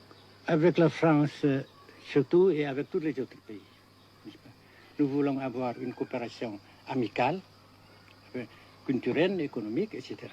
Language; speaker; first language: French; non-native, local second language; Vietnamese